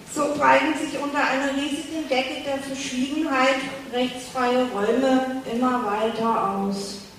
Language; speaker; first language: German; native; German